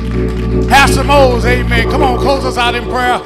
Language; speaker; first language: English; native; English